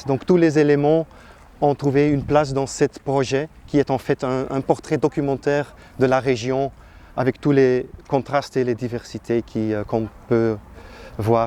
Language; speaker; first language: French; non-native, local second language; Dutch